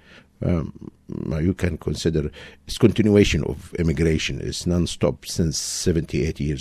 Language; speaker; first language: English; non-native, fluent; Arabic